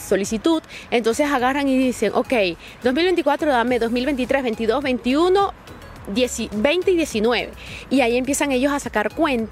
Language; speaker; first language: Spanish; native; Spanish